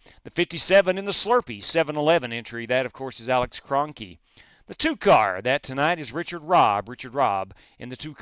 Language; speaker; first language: English; native; English